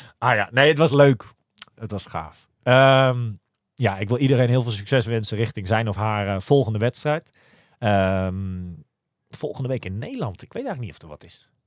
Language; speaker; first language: Dutch; native; Dutch